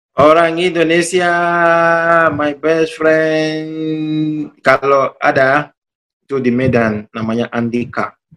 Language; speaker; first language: Indonesian; non-native, fluent; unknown